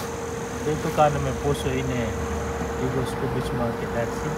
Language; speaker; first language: Greek; non-native, learner; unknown